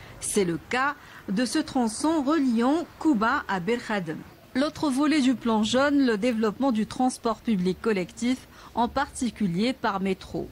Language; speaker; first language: French; non-native, local second language; Arabic